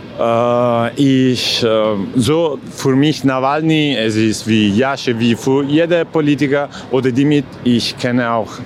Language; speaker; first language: German; non-native, learner; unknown